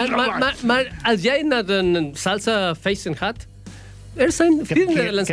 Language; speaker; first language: Dutch; non-native, learner; Spanish